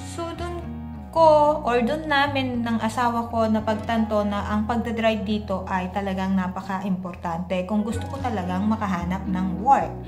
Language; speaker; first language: Filipino; native; Filipino